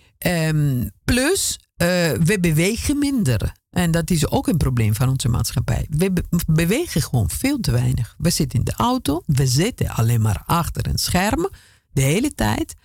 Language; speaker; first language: Dutch; non-native, fluent; Italian